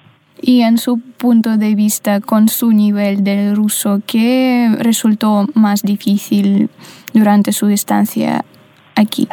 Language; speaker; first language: Spanish; non-native, fluent; Russian